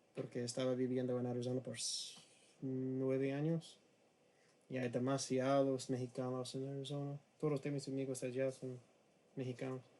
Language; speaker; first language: Spanish; non-native, learner; English